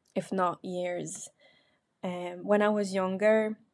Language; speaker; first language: English; non-native, fluent; French